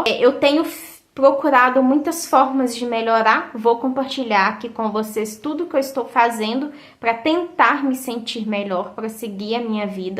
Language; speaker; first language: Portuguese; native; Portuguese